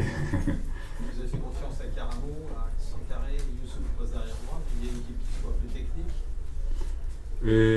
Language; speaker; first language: French; native; French